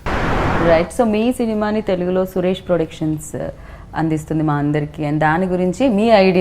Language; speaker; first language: Telugu; native; Telugu